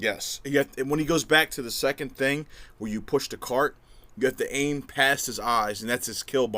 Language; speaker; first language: English; native; English